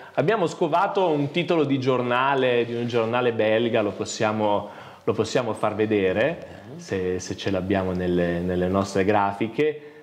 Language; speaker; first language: Italian; native; Italian